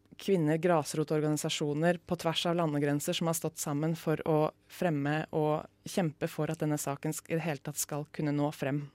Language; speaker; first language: Norwegian; native; Norwegian